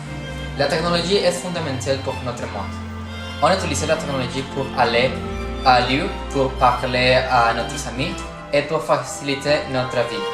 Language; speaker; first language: French; non-native, learner; Spanish